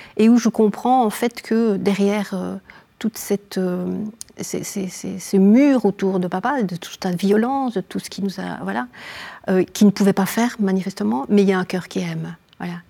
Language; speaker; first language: French; native; French